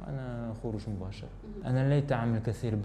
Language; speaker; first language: Arabic; non-native, learner; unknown